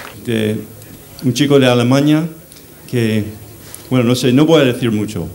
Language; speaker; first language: Spanish; non-native, fluent; English